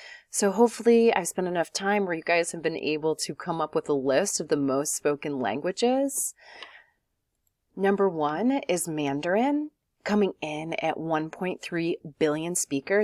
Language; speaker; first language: English; native; English